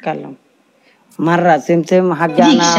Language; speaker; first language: Arabic; non-native, learner; Bangla